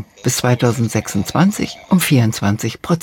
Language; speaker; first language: German; native; German